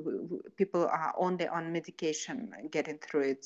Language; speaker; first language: English; non-native, fluent; Kazakh